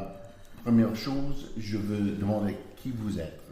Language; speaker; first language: French; non-native, learner; English